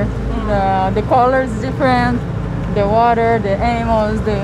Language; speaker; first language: English; non-native, learner; Portuguese